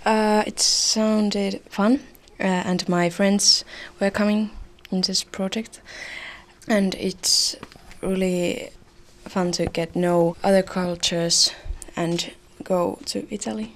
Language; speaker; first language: English; non-native, fluent; Finnish